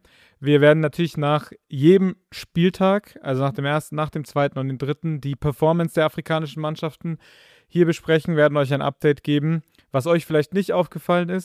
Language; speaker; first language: German; native; German